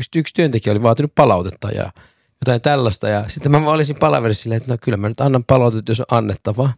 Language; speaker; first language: Finnish; early bilingual, other home language; Persian